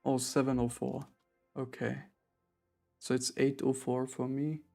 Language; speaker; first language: English; non-native, fluent; German